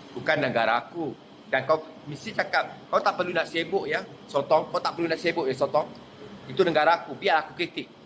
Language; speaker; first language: Malay; native; Malay